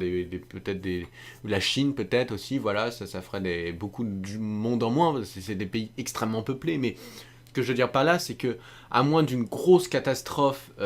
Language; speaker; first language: French; native; French